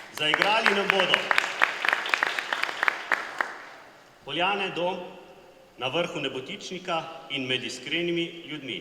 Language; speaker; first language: Slovenian; native; Slovenian